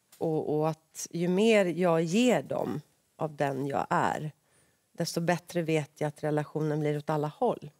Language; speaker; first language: Swedish; native; Swedish